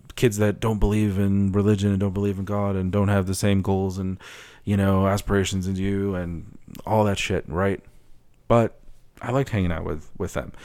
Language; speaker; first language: English; early bilingual, other home language; Spanish